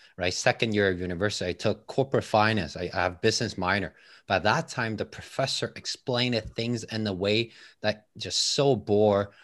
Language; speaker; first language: English; non-native, fluent; Chinese